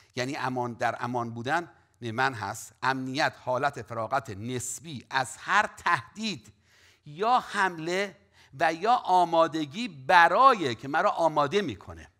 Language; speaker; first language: Persian; native; Persian